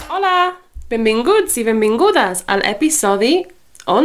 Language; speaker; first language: Catalan; early bilingual, heritage; English